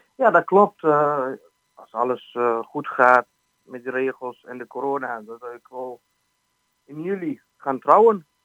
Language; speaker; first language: Dutch; non-native, fluent; Arabic